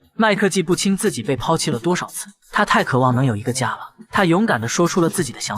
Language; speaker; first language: Chinese; native; Chinese